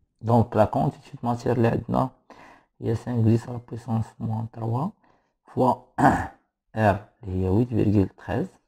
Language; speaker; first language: French; non-native, local second language; Arabic